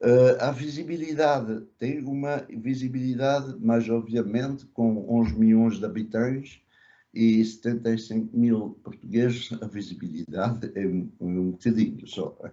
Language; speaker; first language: Portuguese; early bilingual, other home language; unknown